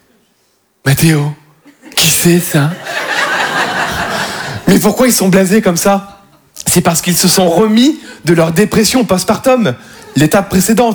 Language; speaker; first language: French; native; French